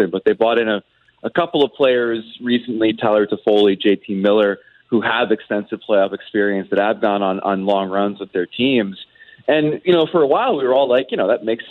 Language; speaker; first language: English; native; English